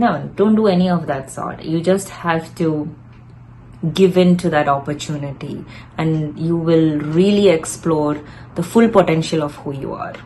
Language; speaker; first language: English; non-native, local second language; Malayalam